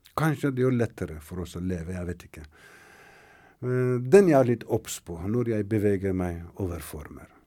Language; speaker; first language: Norwegian; non-native, fluent; Persian